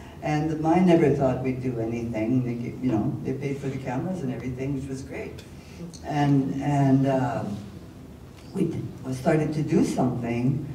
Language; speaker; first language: English; native; English